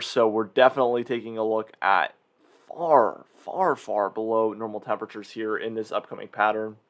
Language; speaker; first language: English; native; English